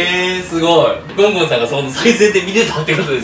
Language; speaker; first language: Japanese; native; Japanese